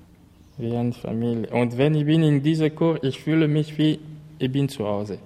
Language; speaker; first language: German; non-native, learner; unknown